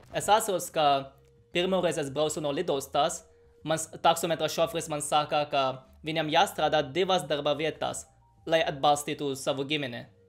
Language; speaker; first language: Latvian; non-native, fluent; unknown